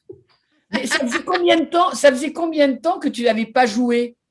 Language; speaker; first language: French; native; French